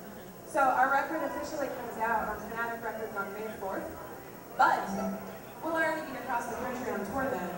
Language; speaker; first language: English; native; English